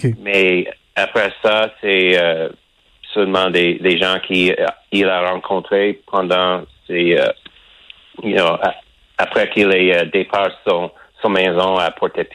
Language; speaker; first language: French; non-native, local second language; English